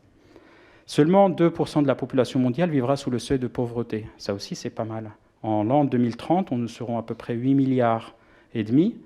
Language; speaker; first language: French; non-native, local second language; Arabic